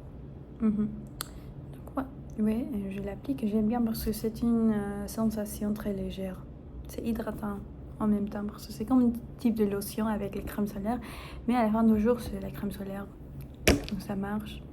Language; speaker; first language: French; non-native, fluent; Spanish